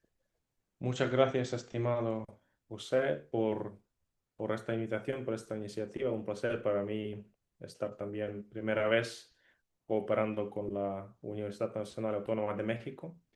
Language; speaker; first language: Spanish; non-native, fluent; Ukrainian